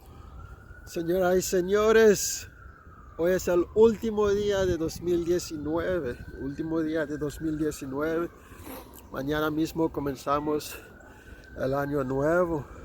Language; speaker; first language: Spanish; non-native, fluent; Haitian Creole